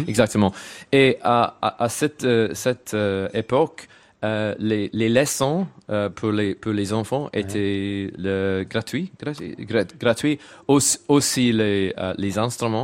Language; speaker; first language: French; non-native, learner; English